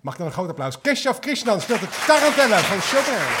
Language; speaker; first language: Dutch; native; Dutch